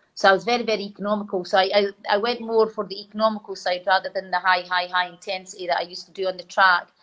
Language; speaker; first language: English; native; English